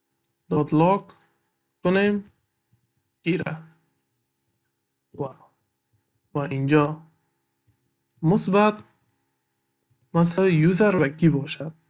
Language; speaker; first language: Persian; native; Persian